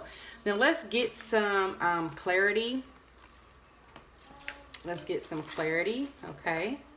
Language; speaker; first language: English; native; English